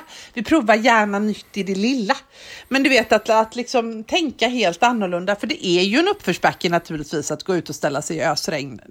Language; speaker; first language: Swedish; native; Swedish